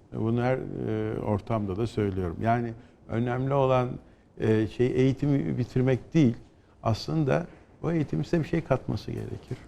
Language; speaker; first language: Turkish; native; Turkish